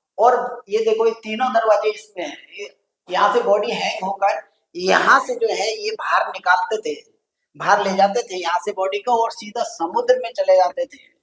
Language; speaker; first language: Hindi; native; Hindi